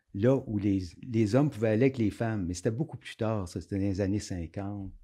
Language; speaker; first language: French; native; French